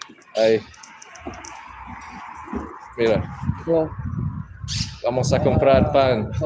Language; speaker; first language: Spanish; non-native, learner; English